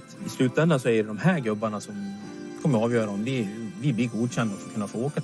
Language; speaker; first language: Swedish; native; Swedish